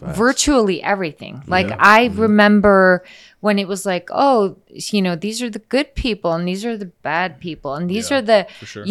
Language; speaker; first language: English; early bilingual, other home language; Icelandic